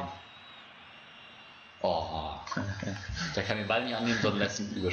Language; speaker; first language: German; native; German